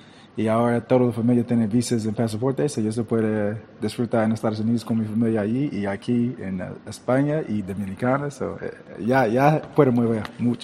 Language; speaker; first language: Spanish; early bilingual, heritage; English